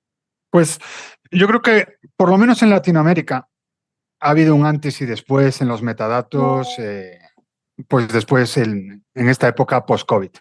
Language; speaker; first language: Spanish; native; Spanish